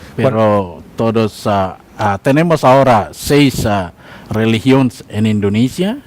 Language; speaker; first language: Spanish; non-native, learner; Indonesian